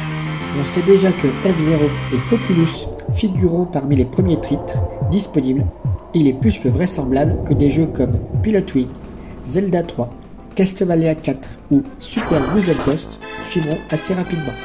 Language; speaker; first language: French; native; French